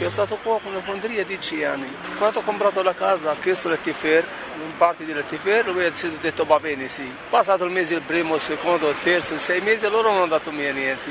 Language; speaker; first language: Italian; non-native, learner; Arabic